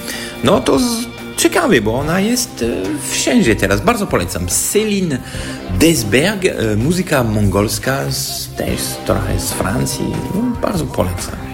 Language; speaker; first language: Polish; non-native, fluent; French